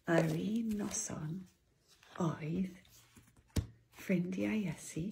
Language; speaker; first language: Welsh; non-native, local second language; English